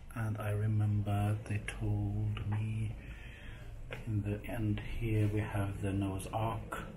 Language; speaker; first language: English; non-native, fluent; Swedish